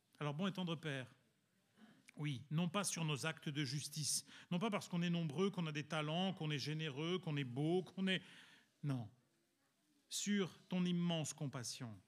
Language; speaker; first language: French; early bilingual, other home language; Italian